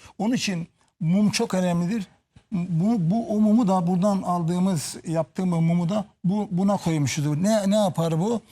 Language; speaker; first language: Turkish; native; Turkish